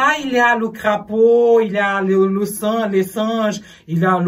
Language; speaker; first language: French; non-native, fluent; Portuguese